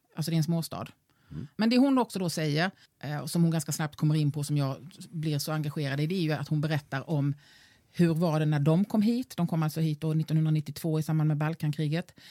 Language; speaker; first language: Swedish; native; Swedish